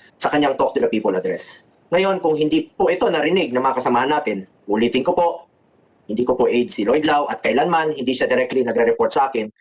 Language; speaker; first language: Filipino; non-native, local second language; Cebuano